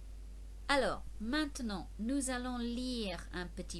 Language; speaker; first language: French; non-native, fluent; English